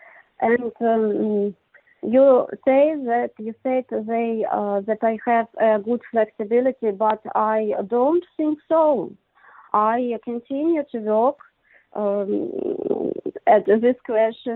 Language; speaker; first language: English; non-native, learner; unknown